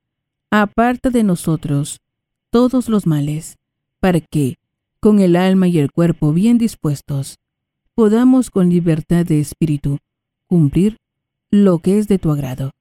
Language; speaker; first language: Spanish; native; Spanish